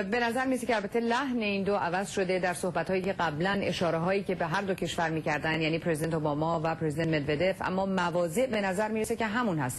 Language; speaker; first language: Persian; native; Persian